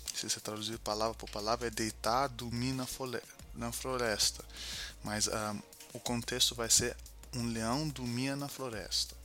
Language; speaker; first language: Portuguese; non-native, fluent; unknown